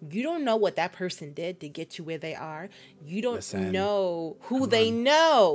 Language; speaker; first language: English; native; English